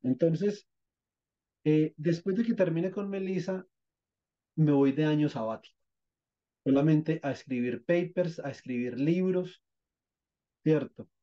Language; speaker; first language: Spanish; native; Spanish